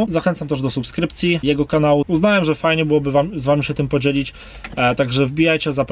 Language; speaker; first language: Polish; native; Polish